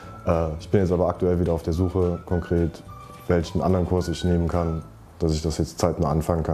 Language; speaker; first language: German; native; German